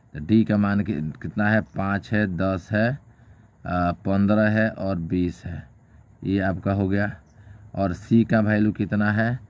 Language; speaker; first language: Hindi; native; Hindi